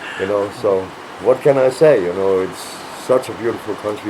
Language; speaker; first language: English; non-native, fluent; Danish